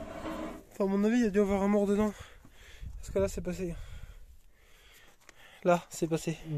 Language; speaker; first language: French; native; French